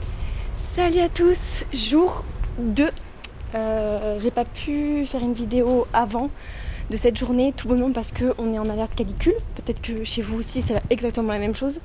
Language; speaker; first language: French; native; French